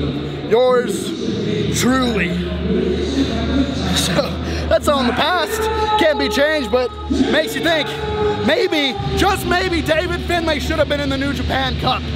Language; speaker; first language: English; native; English